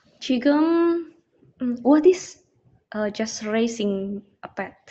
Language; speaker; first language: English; non-native, learner; Indonesian